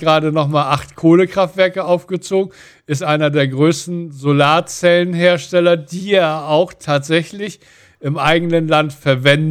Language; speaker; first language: German; native; German